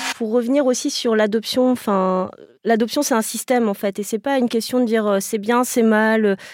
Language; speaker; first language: French; native; French